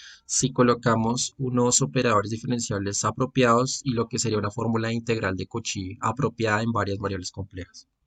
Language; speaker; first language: Spanish; native; Spanish